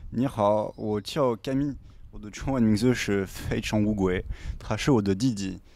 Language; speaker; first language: Chinese; non-native, learner; French